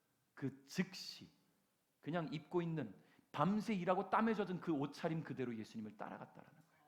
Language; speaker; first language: Korean; native; Korean